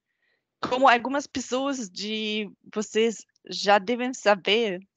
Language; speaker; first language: Portuguese; non-native, fluent; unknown